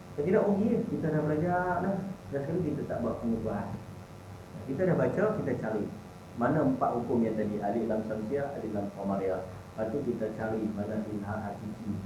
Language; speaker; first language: Malay; native; Malay